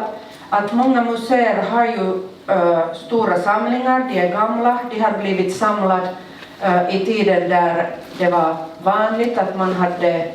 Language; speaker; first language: Swedish; non-native, local second language; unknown